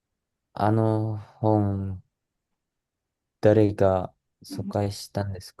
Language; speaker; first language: Japanese; non-native, learner; Indonesian